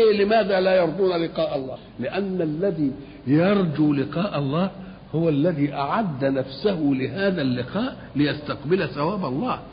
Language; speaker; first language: Arabic; native; Arabic